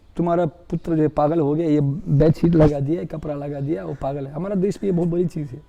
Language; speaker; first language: Hindi; non-native, fluent; Russian